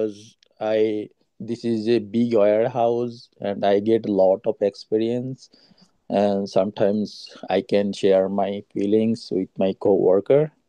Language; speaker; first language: English; non-native, learner; Bangla